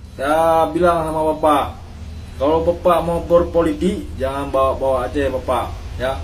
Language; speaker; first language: Indonesian; non-native, local second language; Achinese